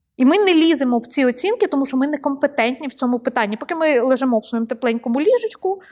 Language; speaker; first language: Ukrainian; non-native, local second language; Russian